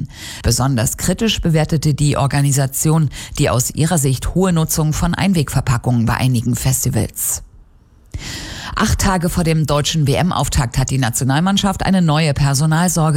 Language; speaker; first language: German; native; German